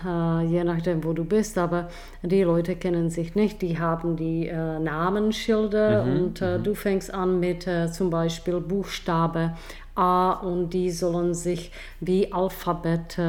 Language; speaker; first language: German; non-native, fluent; Czech